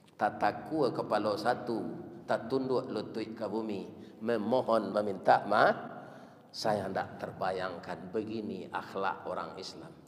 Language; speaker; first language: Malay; non-native, local second language; Minangkabau